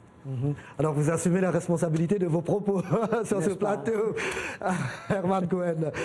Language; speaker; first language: French; native; French